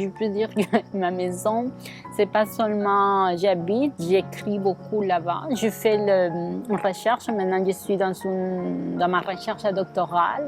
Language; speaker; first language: French; non-native, fluent; Spanish